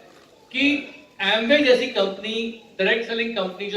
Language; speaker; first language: Hindi; native; Hindi